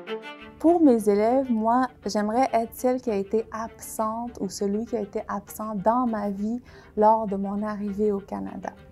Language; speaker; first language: French; early bilingual, other home language; Persian